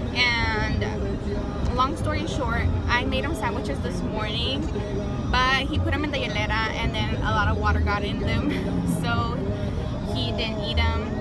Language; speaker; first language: English; early bilingual, other home language; Spanish